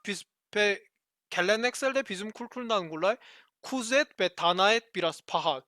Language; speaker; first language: Turkish; non-native, learner; Korean